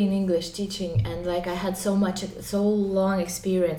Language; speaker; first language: English; non-native, fluent; Ukrainian